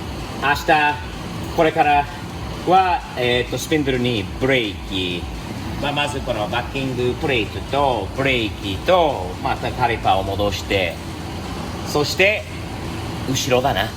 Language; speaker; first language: Japanese; non-native, fluent; English